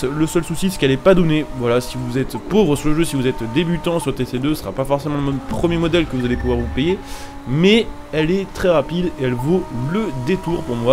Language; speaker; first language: French; native; French